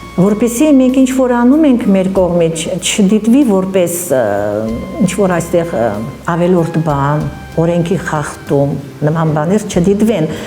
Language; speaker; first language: Armenian; early bilingual, heritage; Armenian